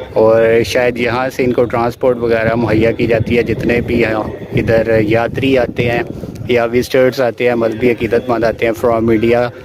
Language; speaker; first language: Urdu; non-native, local second language; Punjabi